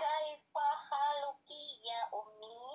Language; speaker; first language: Arabic; non-native, learner; Indonesian